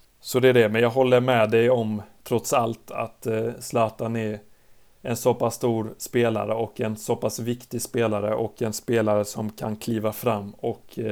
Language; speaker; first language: Swedish; native; Swedish